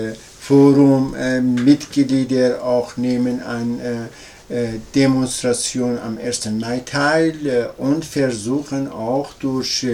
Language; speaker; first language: German; non-native, learner; Persian